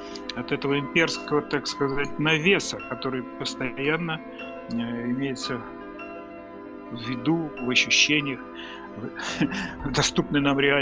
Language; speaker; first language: Russian; native; Russian